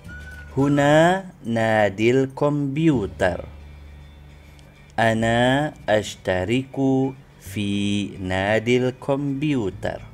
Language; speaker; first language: Arabic; non-native, fluent; Malay